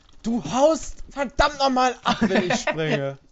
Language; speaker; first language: German; native; German